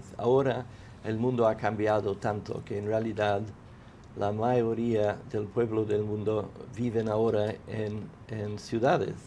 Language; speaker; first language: Spanish; non-native, fluent; English